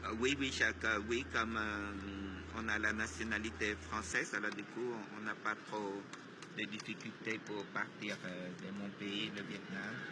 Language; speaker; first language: French; non-native, fluent; Vietnamese